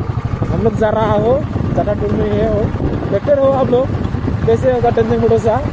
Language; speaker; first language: Hindi; non-native, local second language; Bodo